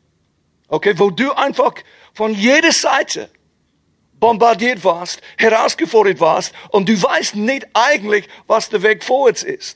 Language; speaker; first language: German; non-native, fluent; English